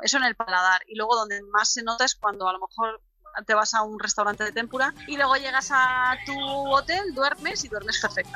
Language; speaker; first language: Spanish; native; Spanish